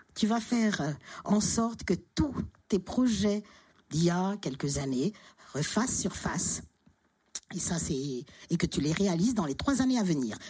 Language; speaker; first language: French; native; French